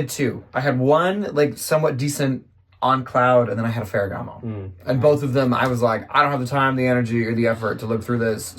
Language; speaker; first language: English; native; English